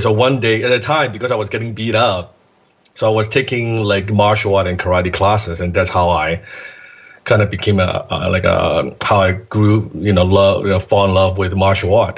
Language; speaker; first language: English; non-native, local second language; Cantonese